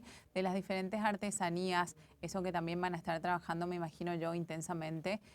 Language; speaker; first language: Spanish; native; Spanish